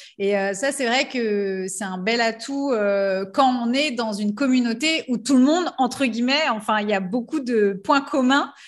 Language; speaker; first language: French; native; French